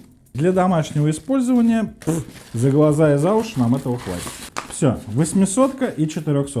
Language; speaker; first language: Russian; native; Russian